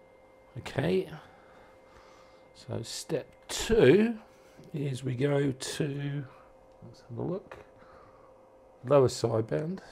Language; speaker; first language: English; native; English